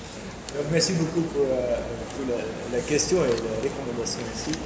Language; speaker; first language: French; non-native, fluent; Dutch